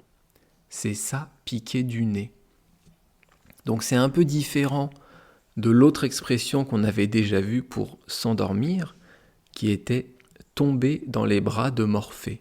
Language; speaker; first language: French; native; French